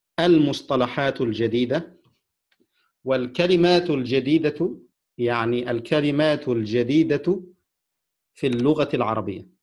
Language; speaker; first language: Arabic; non-native, fluent; Indonesian